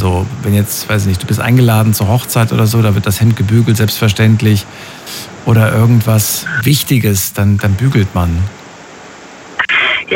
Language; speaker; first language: German; native; German